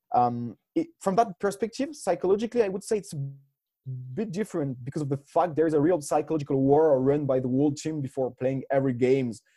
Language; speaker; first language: English; non-native, fluent; French